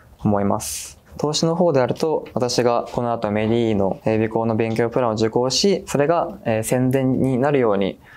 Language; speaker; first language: Japanese; native; Japanese